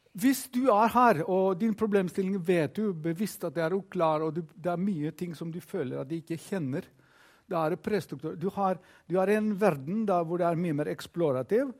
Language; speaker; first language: Norwegian; non-native, fluent; Greek